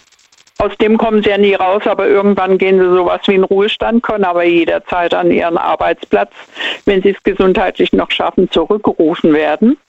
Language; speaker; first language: German; native; German